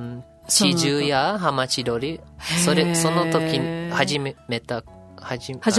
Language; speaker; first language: Japanese; non-native, learner; English